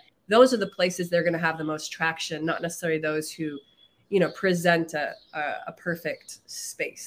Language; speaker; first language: English; native; English